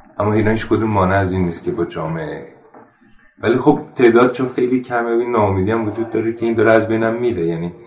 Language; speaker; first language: Persian; non-native, local second language; Armenian